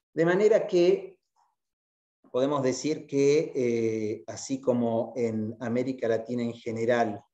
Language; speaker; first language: Spanish; native; Spanish